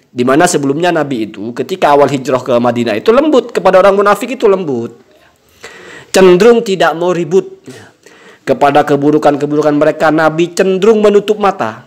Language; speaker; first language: Indonesian; non-native, local second language; Madurese